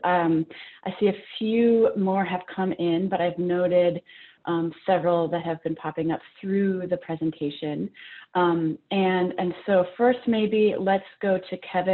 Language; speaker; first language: English; native; English